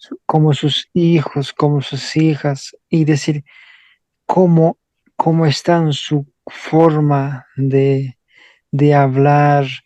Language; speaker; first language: Spanish; non-native, local second language; Quechua